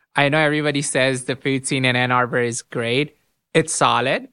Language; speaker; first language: English; non-native, local second language; Urdu